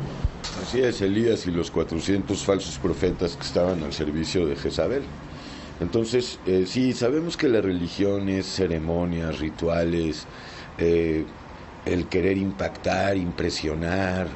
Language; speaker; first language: Spanish; native; Spanish